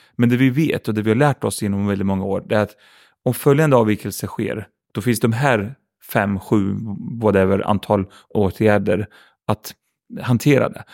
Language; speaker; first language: Swedish; early bilingual, other home language; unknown